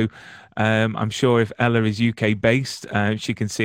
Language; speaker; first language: English; native; English